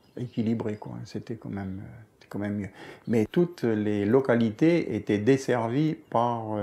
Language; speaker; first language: French; native; French